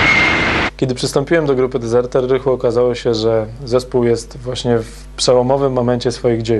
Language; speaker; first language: Polish; native; Polish